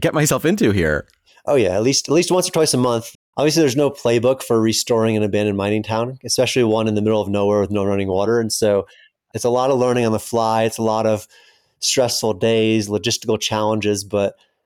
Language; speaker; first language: English; native; English